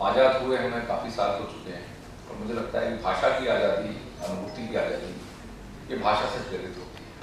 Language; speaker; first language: Hindi; native; Hindi